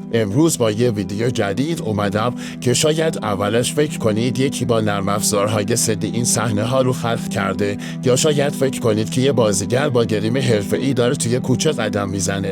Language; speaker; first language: Persian; native; Persian